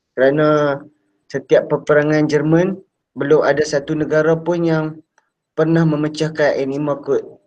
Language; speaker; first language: Malay; native; Malay